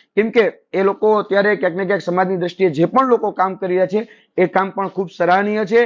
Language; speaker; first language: Gujarati; native; Gujarati